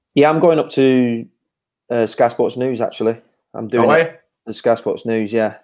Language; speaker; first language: English; native; English